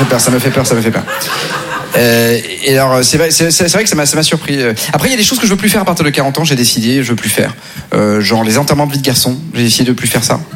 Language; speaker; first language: French; native; French